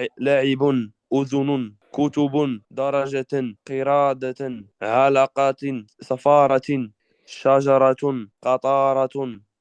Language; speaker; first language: Arabic; non-native, learner; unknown